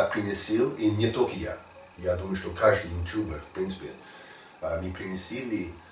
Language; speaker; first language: Russian; non-native, learner; English